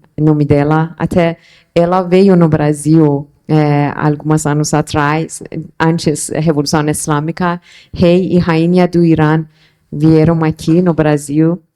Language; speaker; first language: Portuguese; non-native, fluent; Persian